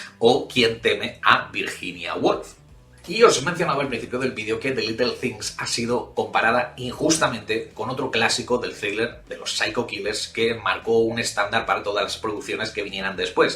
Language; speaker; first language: Spanish; native; Spanish